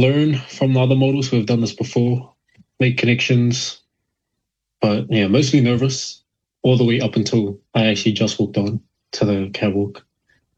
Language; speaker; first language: English; native; English